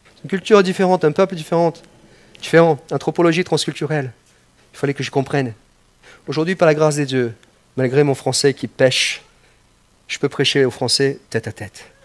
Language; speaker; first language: French; non-native, fluent; Portuguese